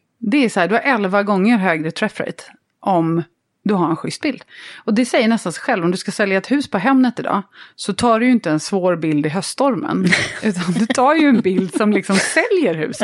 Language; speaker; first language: Swedish; native; Swedish